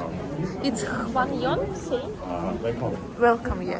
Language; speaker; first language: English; non-native, learner; Russian